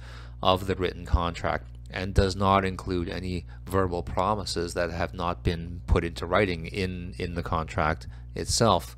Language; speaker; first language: English; native; English